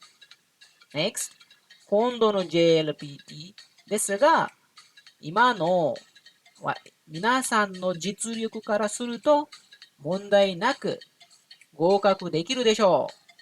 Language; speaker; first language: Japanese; non-native, fluent; Marathi